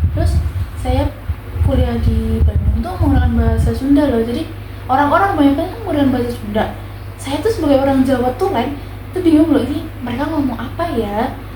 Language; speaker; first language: Indonesian; non-native, local second language; Javanese